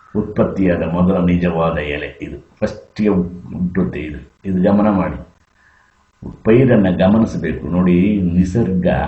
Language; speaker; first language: Kannada; native; Kannada